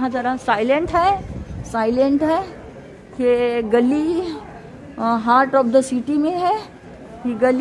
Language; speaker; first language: Hindi; non-native, local second language; Marathi